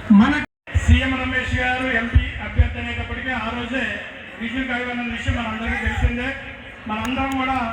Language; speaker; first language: Telugu; native; Telugu